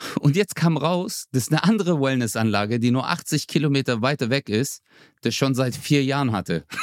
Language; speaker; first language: German; early bilingual, other home language; Turkish